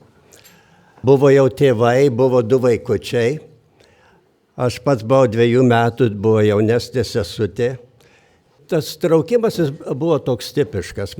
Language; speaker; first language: Lithuanian; native; Lithuanian